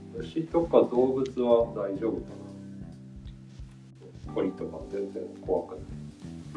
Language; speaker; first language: Japanese; non-native, learner; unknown